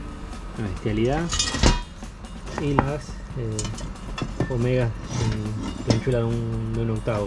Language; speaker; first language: Spanish; native; Spanish